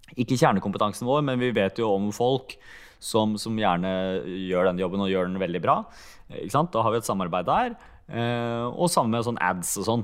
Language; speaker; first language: Norwegian; early bilingual, other home language; Hungarian